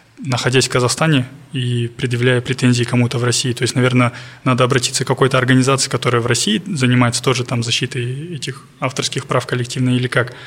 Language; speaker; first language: Russian; non-native, local second language; Kazakh